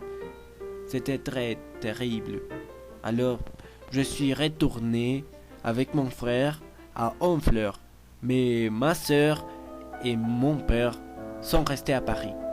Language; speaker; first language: French; non-native, learner; Spanish